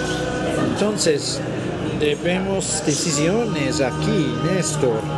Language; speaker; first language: Spanish; non-native, fluent; English